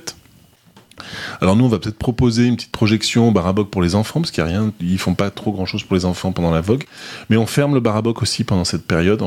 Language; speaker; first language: French; native; French